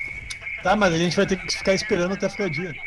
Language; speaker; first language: Portuguese; native; Portuguese